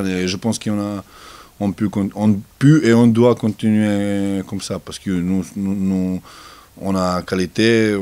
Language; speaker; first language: French; non-native, learner; Serbian